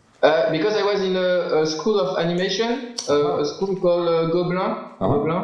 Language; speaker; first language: English; non-native, learner; French